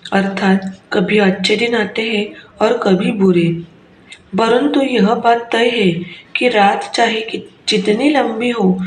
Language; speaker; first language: Hindi; non-native, local second language; Marathi